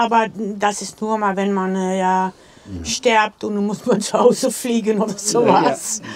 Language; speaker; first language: German; non-native, learner; Dutch